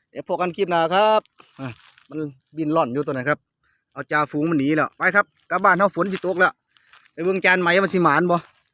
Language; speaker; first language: Thai; native; Thai